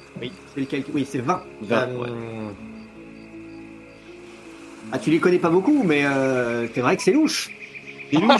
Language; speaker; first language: French; native; French